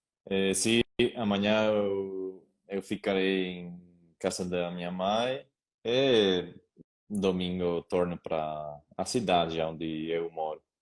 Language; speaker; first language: Portuguese; non-native, learner; Spanish